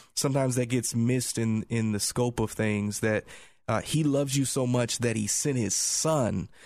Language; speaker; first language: English; native; English